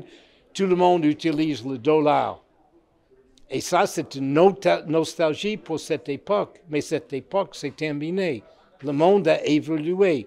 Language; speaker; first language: French; non-native, fluent; English